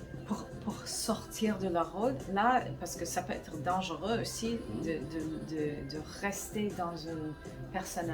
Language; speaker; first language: French; non-native, fluent; English